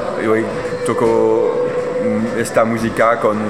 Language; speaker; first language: Spanish; non-native, learner; French